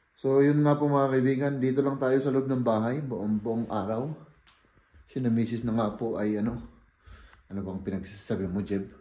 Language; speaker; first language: Filipino; native; Filipino